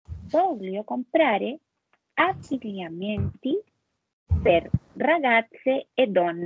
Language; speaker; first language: Italian; non-native, learner; Spanish